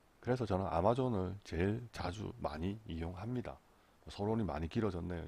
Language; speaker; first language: Korean; native; Korean